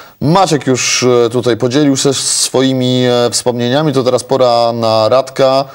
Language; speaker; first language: Polish; native; Polish